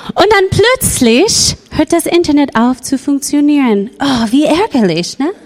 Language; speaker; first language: German; non-native, fluent; English